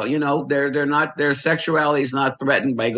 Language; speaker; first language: English; native; English